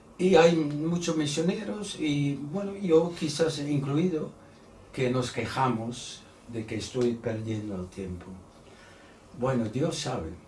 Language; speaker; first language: Spanish; non-native, fluent; Dutch